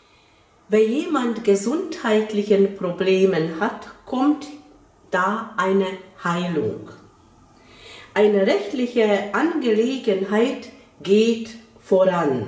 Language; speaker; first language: German; non-native, fluent; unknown